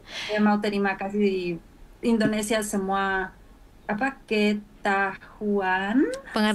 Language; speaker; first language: Indonesian; non-native, fluent; Spanish